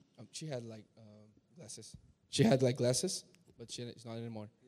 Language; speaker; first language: English; non-native, learner; Portuguese